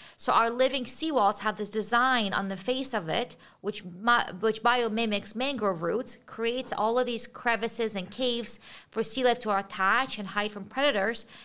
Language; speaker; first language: English; early bilingual, other home language; Russian